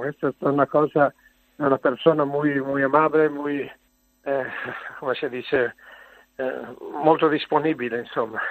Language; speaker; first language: Spanish; non-native, learner; Italian